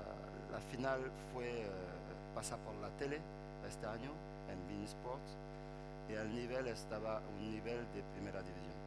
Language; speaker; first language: Spanish; non-native, fluent; French